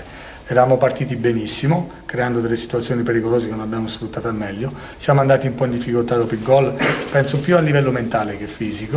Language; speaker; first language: Italian; native; Italian